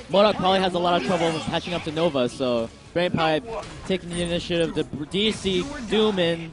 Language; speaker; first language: English; native; English